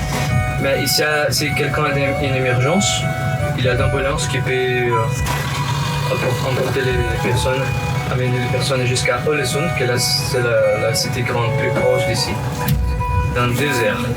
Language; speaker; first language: French; non-native, learner; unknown